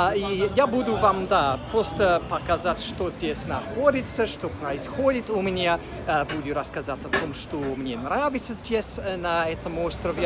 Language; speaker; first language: Russian; non-native, fluent; English